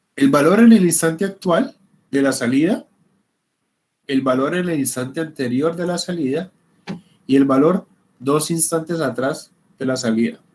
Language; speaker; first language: Spanish; native; Spanish